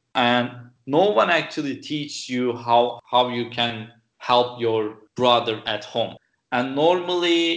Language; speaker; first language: English; non-native, fluent; Turkish